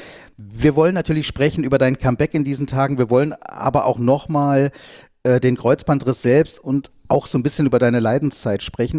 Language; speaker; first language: German; native; German